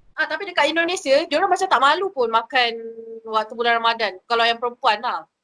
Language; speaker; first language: Malay; native; Malay